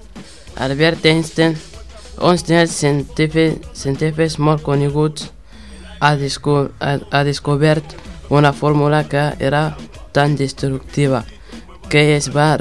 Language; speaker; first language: Catalan; non-native, learner; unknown